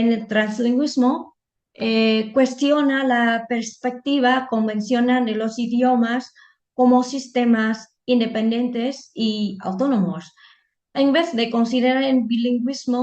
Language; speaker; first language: Spanish; non-native, fluent; Vietnamese